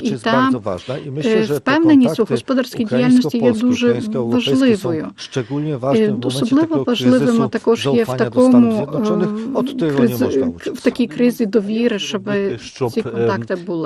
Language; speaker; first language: Ukrainian; non-native, fluent; Polish